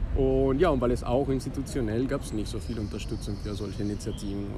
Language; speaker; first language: German; non-native, fluent; Spanish